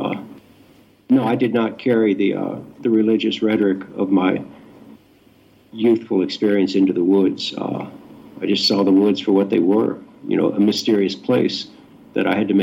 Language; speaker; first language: English; native; English